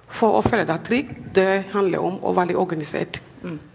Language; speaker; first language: Norwegian; non-native, fluent; English